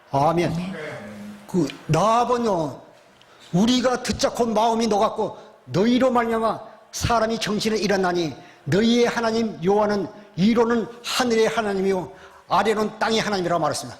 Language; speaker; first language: Korean; native; Korean